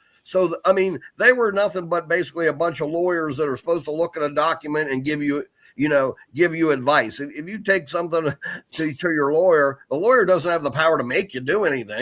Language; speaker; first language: English; native; English